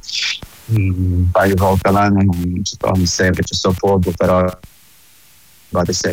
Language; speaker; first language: Italian; non-native, fluent; Portuguese